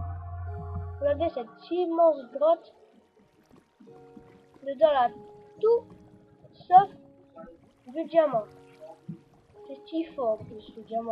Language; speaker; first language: French; native; French